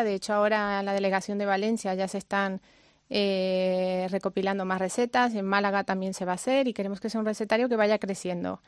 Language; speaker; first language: Spanish; native; Spanish